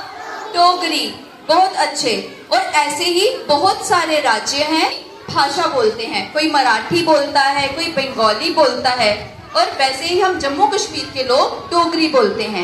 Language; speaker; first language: Hindi; native; Hindi